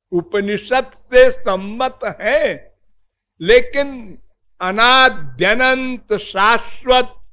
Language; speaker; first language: Hindi; native; Hindi